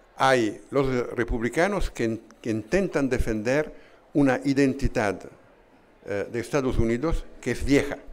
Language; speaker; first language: Spanish; non-native, fluent; Italian